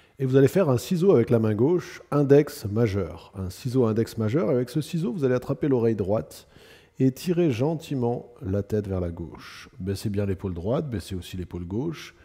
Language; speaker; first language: French; native; French